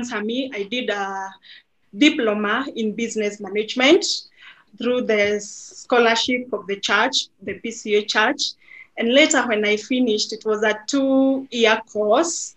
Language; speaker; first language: English; non-native, local second language; Kikuyu